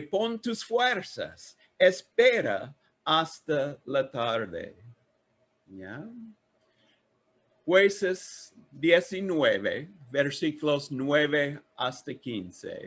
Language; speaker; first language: Spanish; non-native, learner; English